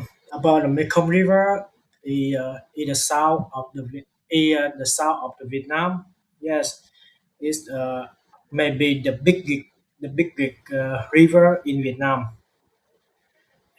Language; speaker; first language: English; non-native, learner; Vietnamese